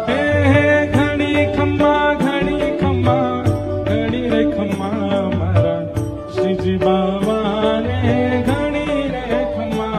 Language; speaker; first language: Hindi; native; Hindi